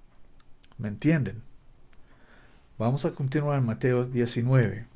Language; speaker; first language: Spanish; non-native, learner; English